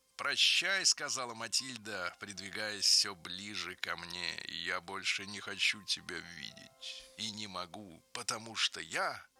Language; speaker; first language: Russian; native; Russian